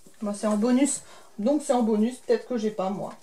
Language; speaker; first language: French; native; French